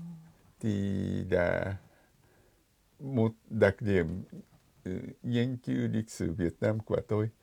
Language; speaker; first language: Vietnamese; non-native, fluent; Japanese